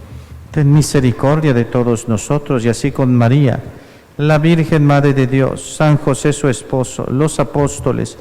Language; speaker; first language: Spanish; native; Spanish